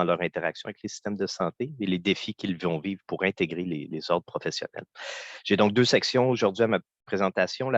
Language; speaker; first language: French; native; French